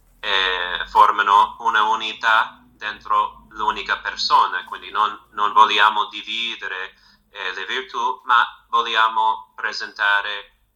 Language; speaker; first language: Italian; non-native, fluent; English